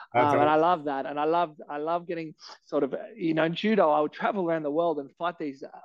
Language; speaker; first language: English; native; English